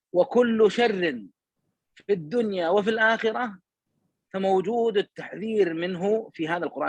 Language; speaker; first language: Arabic; native; Arabic